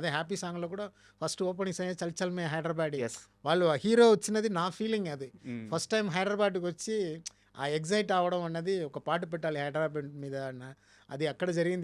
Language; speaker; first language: Telugu; non-native, fluent; Tamil